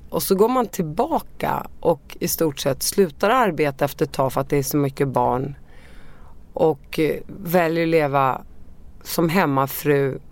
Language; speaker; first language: Swedish; early bilingual, other home language; Arabic